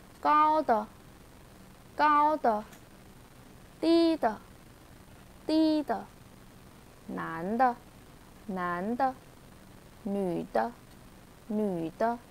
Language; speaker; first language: Chinese; non-native, fluent; Vietnamese